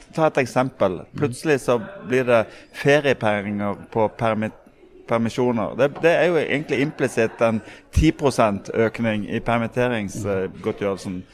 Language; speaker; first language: Norwegian; native; Norwegian